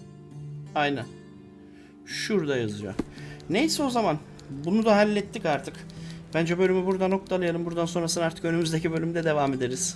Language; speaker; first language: Turkish; native; Turkish